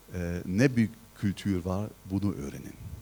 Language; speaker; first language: Turkish; non-native, fluent; German